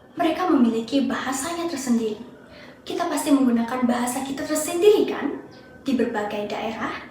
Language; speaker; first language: Indonesian; native; Indonesian